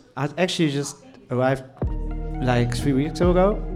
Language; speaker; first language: English; non-native, fluent; German